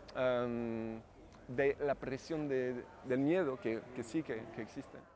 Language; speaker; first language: Spanish; non-native, fluent; French